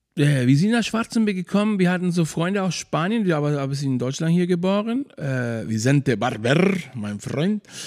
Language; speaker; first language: German; non-native, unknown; Spanish